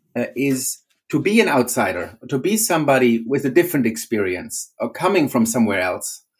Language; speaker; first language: English; non-native, fluent; German